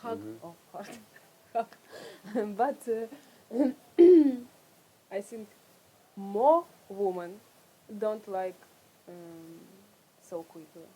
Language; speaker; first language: English; non-native, learner; Russian